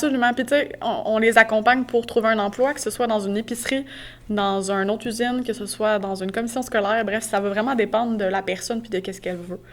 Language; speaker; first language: French; native; French